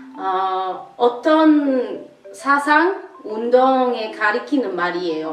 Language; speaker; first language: Korean; non-native, learner; Italian